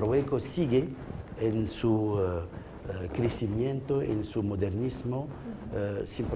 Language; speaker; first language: Spanish; non-native, fluent; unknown